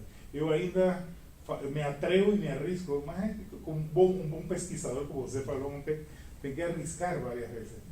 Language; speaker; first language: Portuguese; non-native, fluent; Spanish